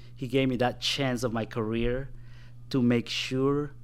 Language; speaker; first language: English; non-native, fluent; Spanish